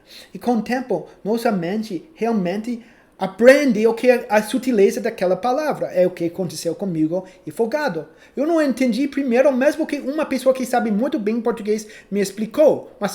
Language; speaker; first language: Portuguese; non-native, fluent; English